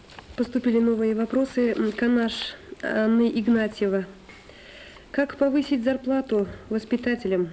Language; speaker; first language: Russian; native; Russian